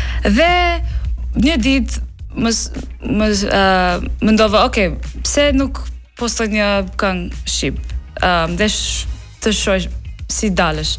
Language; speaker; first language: Albanian; non-native, learner; English